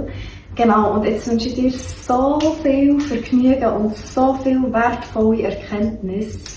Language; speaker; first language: German; native; German